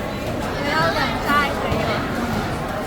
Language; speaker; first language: Chinese; non-native, learner; Mongolian